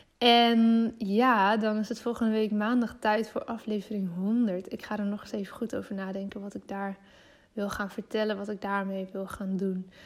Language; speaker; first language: Dutch; native; Dutch